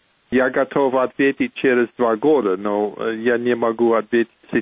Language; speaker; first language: Russian; non-native, fluent; English